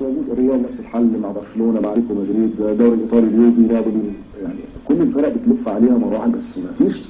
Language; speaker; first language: Arabic; native; Arabic